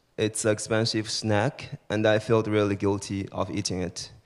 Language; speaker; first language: English; early bilingual, other home language; Chinese